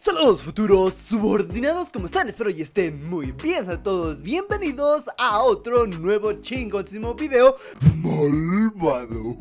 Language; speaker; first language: Spanish; native; Spanish